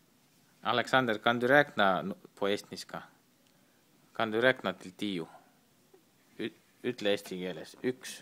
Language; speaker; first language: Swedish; non-native, learner; Estonian